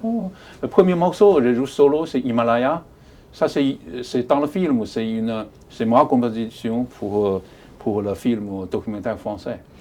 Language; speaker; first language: French; non-native, learner; Chinese